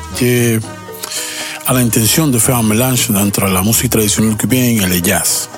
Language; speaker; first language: French; non-native, learner; Spanish